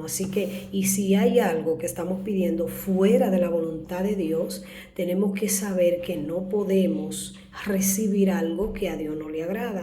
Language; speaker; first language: Spanish; native; Spanish